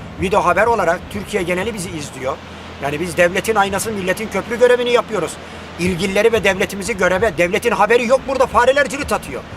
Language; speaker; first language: Turkish; native; Turkish